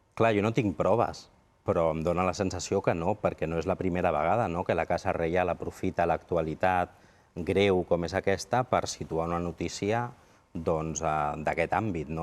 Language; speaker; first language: Catalan; non-native, local second language; Spanish